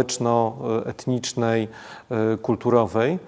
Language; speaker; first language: Polish; native; Polish